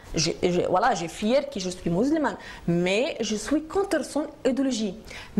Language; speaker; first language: French; non-native, learner; Arabic